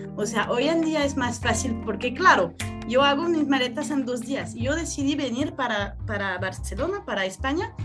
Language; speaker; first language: Spanish; non-native, fluent; French